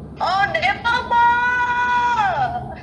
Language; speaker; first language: Korean; non-native, fluent; Chinese